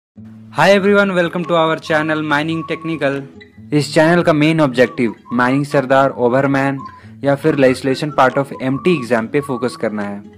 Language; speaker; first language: Hindi; native; Hindi